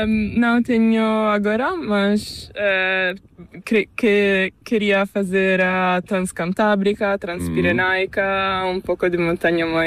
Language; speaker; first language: Spanish; non-native, learner; Italian